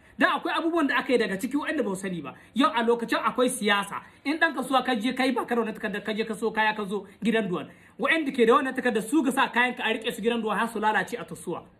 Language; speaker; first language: Hausa; native; Hausa